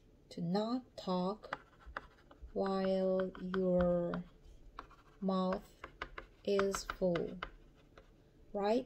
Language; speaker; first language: English; non-native, learner; Korean